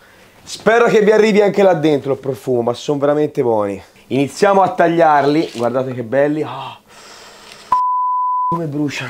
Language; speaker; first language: Italian; native; Italian